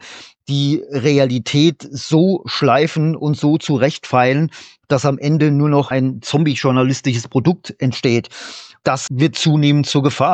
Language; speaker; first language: German; native; German